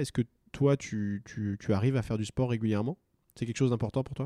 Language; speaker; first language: French; native; French